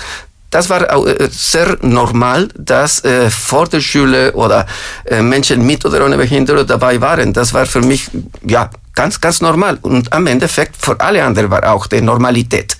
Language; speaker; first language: German; non-native, fluent; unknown